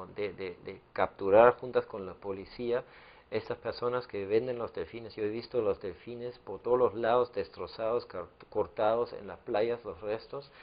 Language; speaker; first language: Spanish; non-native, fluent; German